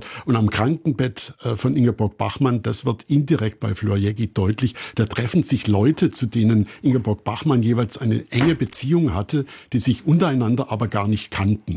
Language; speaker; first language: German; native; German